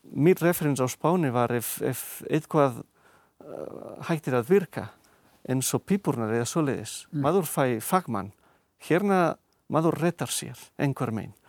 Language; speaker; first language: Icelandic; non-native, fluent; Catalan